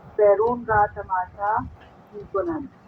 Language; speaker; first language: Persian; non-native, learner; Urdu